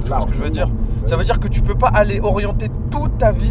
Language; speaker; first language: French; native; French